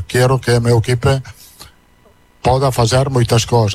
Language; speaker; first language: Portuguese; non-native, learner; Italian